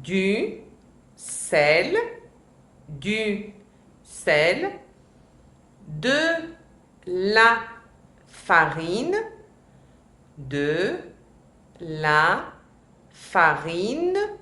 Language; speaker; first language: French; non-native, fluent; Spanish